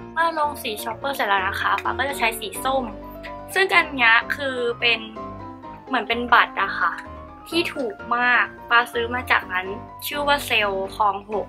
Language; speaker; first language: Thai; native; Thai